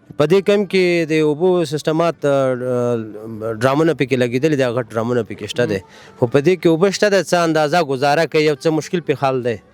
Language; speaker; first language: Pashto; native; Pashto